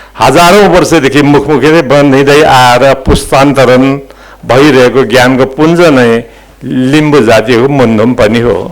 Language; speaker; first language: Nepali; non-native, local second language; Limburgish